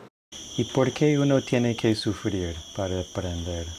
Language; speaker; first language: Spanish; non-native, fluent; English